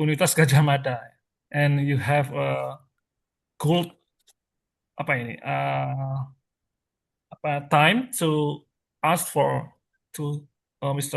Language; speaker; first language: English; non-native, learner; Indonesian